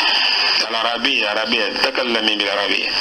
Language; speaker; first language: Arabic; non-native, fluent; Soninke